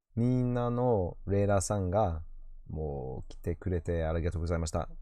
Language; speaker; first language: Japanese; non-native, learner; English